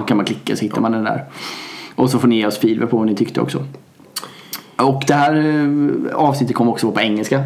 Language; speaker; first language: Swedish; native; Swedish